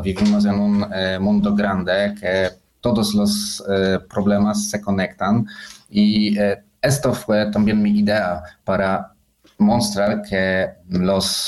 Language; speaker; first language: Spanish; non-native, learner; Polish